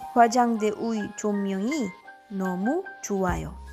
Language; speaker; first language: Korean; non-native, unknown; Filipino